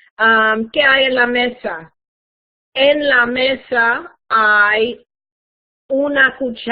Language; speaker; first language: Spanish; non-native, fluent; English